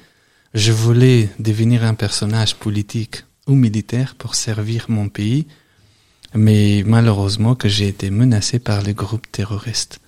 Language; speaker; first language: French; non-native, fluent; Persian